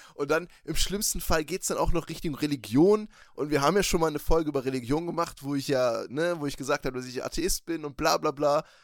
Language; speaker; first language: German; early bilingual, other home language; Turkish